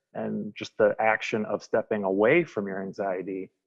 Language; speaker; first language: English; native; English